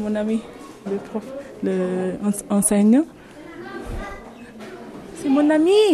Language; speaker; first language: French; non-native, learner; Tibetan